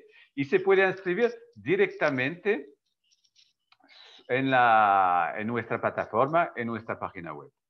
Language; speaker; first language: Spanish; non-native, fluent; French